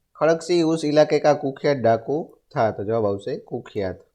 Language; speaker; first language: Hindi; non-native, local second language; Gujarati